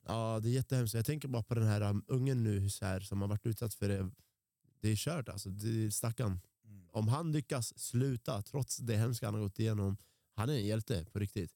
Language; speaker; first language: Swedish; early bilingual, other home language; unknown